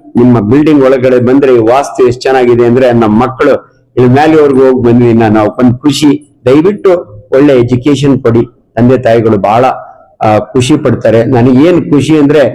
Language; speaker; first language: Kannada; native; Kannada